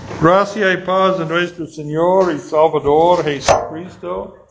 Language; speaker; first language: Spanish; non-native, fluent; English